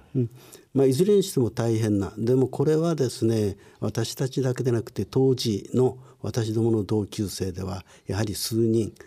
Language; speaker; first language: Japanese; native; Japanese